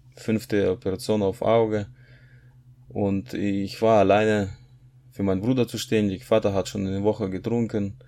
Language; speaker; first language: German; non-native, fluent; Russian